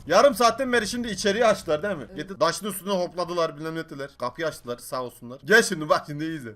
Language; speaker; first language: Turkish; native; Turkish